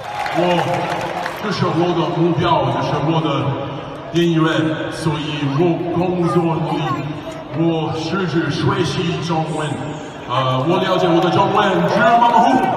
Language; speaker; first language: Chinese; non-native, learner; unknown